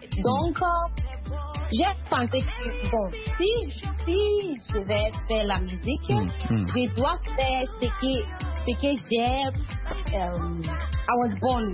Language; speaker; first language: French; non-native, learner; Akan